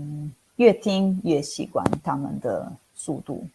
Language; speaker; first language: Chinese; non-native, fluent; Italian